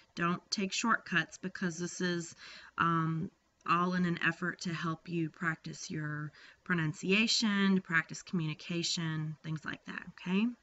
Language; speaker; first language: English; native; English